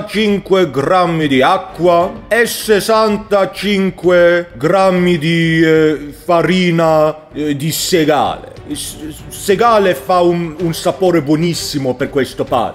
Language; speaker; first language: Italian; non-native, learner; Swedish